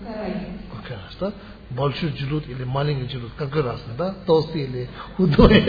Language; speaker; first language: Russian; non-native, learner; Tibetan